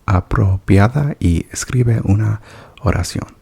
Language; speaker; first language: Spanish; non-native, learner; English